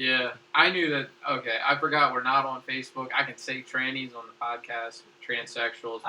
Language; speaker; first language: English; native; English